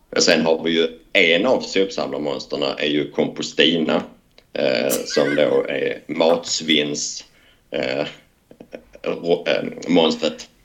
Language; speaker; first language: Swedish; native; Swedish